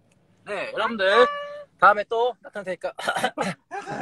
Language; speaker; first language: Korean; native; Korean